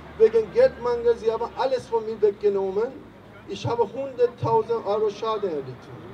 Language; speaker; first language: German; non-native, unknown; Persian